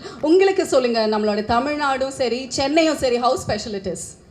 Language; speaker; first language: Tamil; native; Tamil